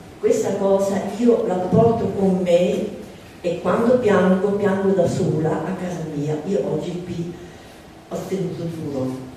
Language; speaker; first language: Italian; non-native, local second language; German